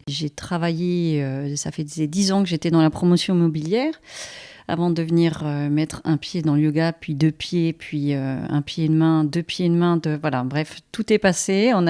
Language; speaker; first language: French; native; French